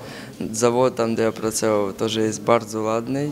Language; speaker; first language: Polish; non-native, learner; Ukrainian